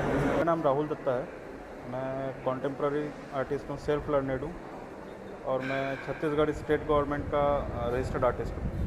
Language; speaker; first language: Hindi; native; Hindi